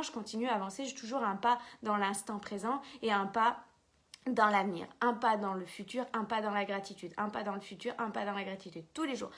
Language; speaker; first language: French; native; French